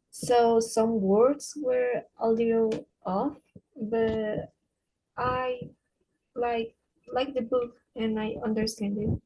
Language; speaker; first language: English; non-native, fluent; Spanish